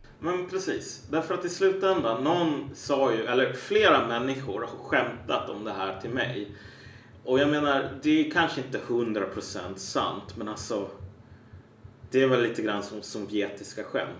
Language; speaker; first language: Swedish; native; Swedish